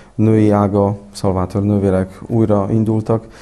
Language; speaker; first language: Hungarian; non-native, fluent; Polish